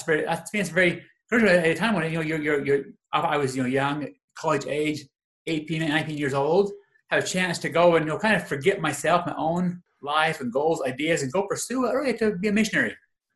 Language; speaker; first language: English; native; English